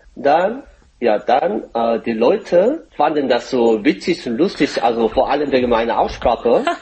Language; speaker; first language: German; non-native, fluent; Korean